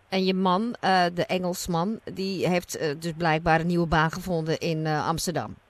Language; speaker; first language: Dutch; native; Dutch